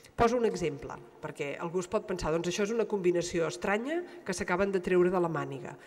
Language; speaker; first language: Catalan; native; Catalan